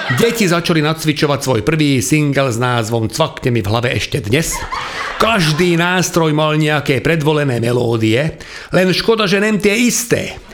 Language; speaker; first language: Slovak; non-native, local second language; Hungarian